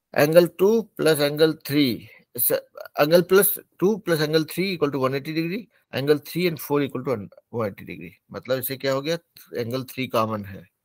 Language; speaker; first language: Hindi; native; Hindi